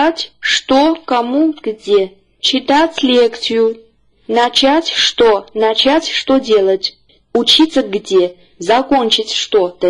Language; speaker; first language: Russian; non-native, fluent; Chinese